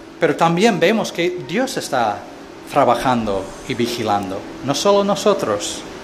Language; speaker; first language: Spanish; non-native, fluent; English